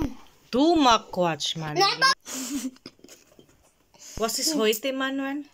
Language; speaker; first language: German; non-native, learner; Cebuano